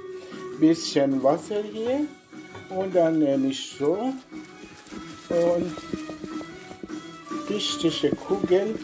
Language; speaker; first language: German; non-native, learner; Persian